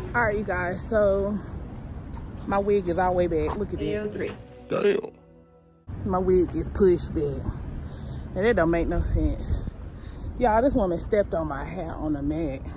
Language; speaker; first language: English; native; English